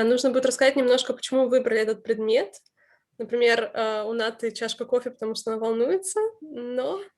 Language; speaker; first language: Russian; native; Russian